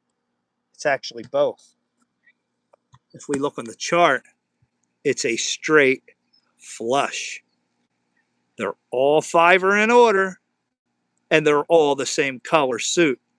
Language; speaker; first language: English; native; English